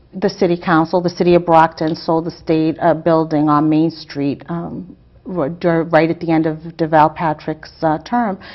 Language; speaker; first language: English; native; English